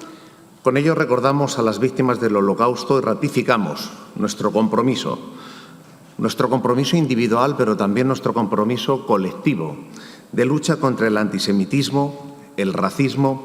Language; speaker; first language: Spanish; native; Spanish